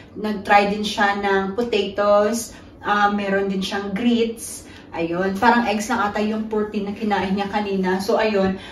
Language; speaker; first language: Filipino; native; Filipino